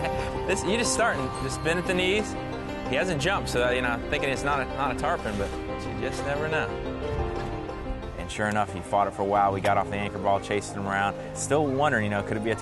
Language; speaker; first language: English; native; English